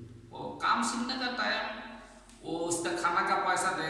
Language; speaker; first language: Hindi; non-native, learner; Bangla